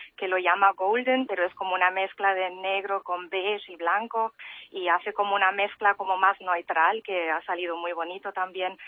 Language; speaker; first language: Spanish; early bilingual, heritage; German